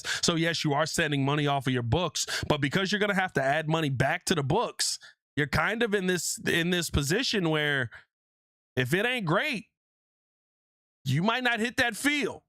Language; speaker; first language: English; native; English